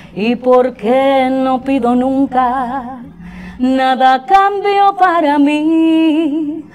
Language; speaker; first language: Spanish; native; Spanish